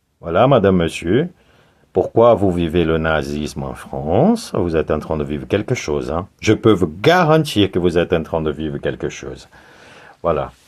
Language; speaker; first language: French; non-native, fluent; Portuguese